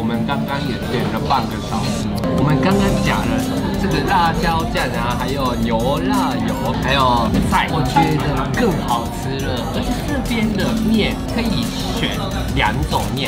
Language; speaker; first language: Chinese; non-native, fluent; Japanese